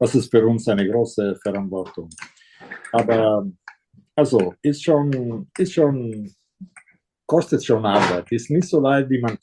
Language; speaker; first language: German; non-native, fluent; Italian